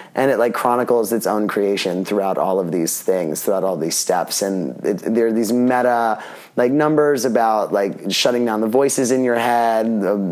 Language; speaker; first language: English; native; English